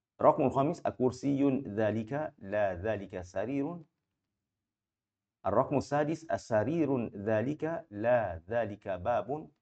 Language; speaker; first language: Arabic; non-native, fluent; Malay